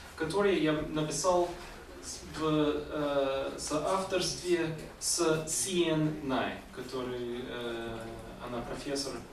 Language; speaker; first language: Russian; non-native, fluent; English